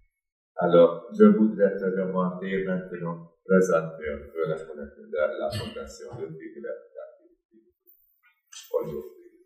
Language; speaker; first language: French; non-native, fluent; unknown